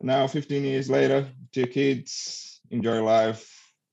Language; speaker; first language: English; non-native, fluent; Portuguese